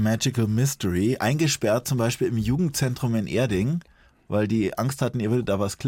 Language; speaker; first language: German; native; German